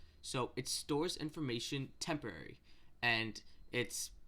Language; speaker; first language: English; native; English